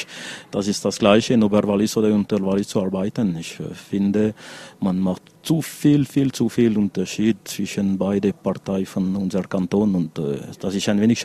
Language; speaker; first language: German; non-native, local second language; French